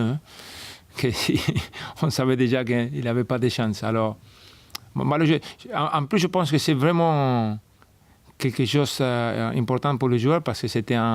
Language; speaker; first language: French; non-native, fluent; Spanish